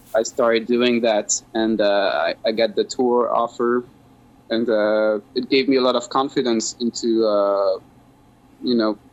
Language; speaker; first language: English; non-native, fluent; French